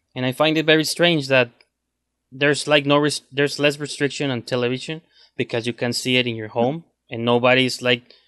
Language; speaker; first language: English; non-native, fluent; Spanish